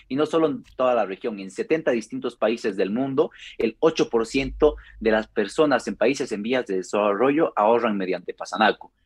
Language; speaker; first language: Spanish; native; Spanish